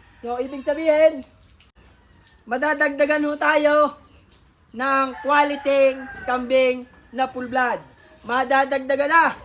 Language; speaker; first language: Filipino; native; Filipino